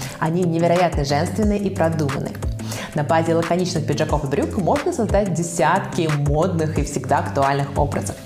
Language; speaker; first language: Russian; native; Russian